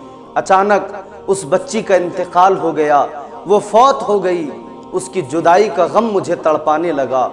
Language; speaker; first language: Urdu; native; Urdu